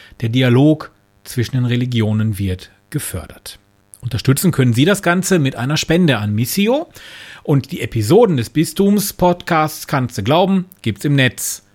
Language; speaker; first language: German; native; German